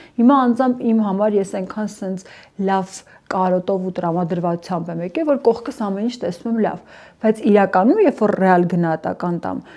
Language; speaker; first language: Armenian; early bilingual, heritage; Armenian